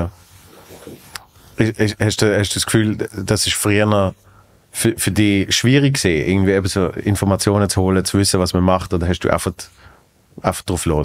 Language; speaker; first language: German; native; German